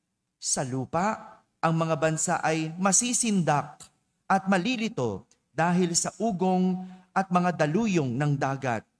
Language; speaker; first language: Filipino; native; Filipino